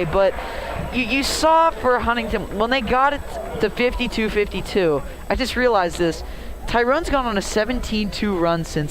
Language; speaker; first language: English; native; English